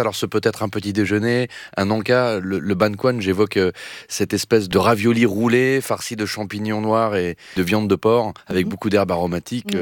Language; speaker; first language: French; native; French